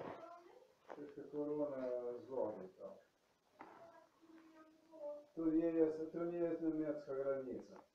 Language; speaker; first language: Polish; non-native, learner; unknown